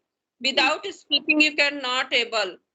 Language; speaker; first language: English; non-native, learner; Hindi